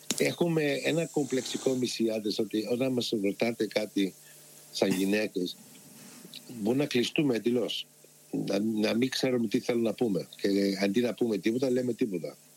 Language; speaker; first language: Greek; early bilingual, heritage; Greek